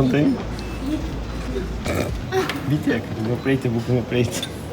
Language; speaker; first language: Japanese; non-native, learner; French